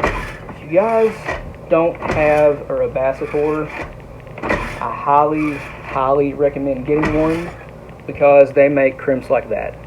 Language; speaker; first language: English; native; English